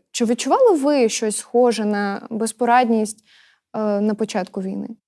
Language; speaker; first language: Ukrainian; native; Ukrainian